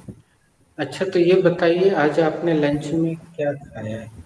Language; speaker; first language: Hindi; native; Hindi